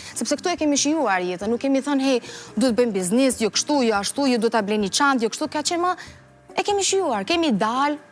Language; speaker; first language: Albanian; early bilingual, heritage; Albanian